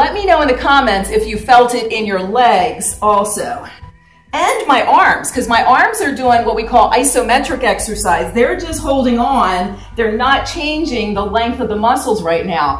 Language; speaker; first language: English; native; English